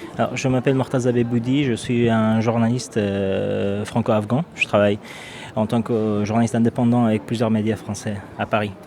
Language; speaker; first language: French; non-native, fluent; Persian